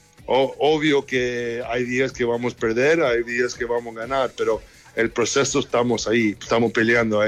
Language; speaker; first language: Spanish; early bilingual, heritage; English